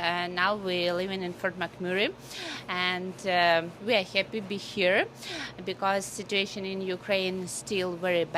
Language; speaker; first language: English; non-native, learner; Ukrainian